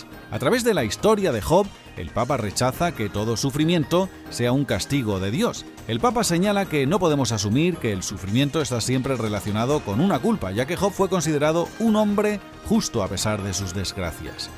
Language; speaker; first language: Spanish; native; Spanish